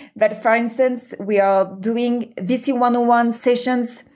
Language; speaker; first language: English; non-native, fluent; French